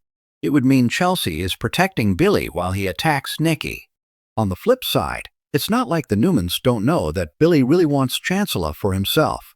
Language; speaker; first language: English; native; English